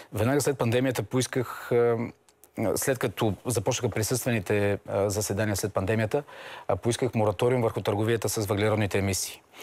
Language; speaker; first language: Bulgarian; native; Bulgarian